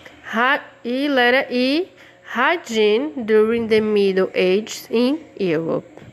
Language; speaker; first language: English; non-native, fluent; Portuguese